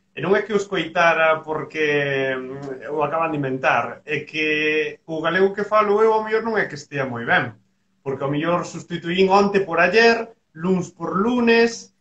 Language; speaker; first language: Galician; native; Galician